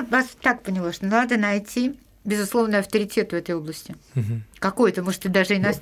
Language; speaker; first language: Russian; native; Russian